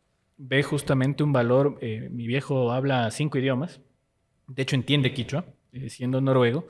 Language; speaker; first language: Spanish; native; Spanish